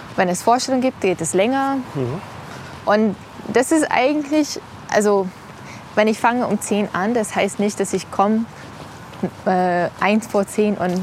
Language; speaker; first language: German; non-native, fluent; English